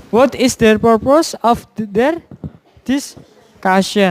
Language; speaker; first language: English; non-native, fluent; Indonesian